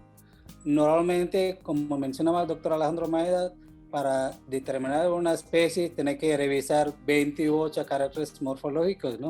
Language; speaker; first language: Spanish; non-native, fluent; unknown